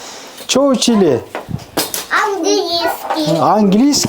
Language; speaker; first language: Russian; non-native, learner; Kyrgyz